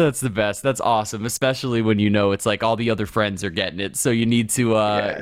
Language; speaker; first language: English; native; English